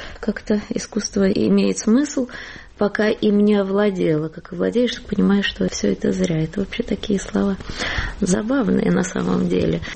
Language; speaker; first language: Russian; native; Russian